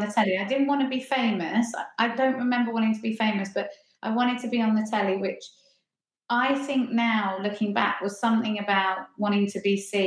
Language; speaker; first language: English; native; English